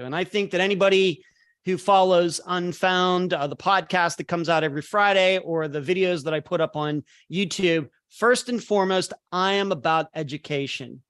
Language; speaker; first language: English; native; English